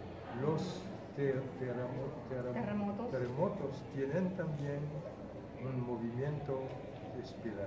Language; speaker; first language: Spanish; non-native, fluent; Haitian Creole